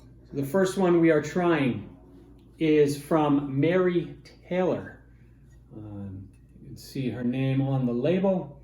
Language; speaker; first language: English; native; English